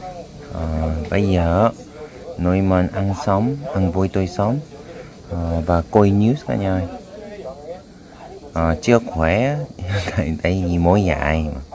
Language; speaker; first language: Vietnamese; non-native, learner; Korean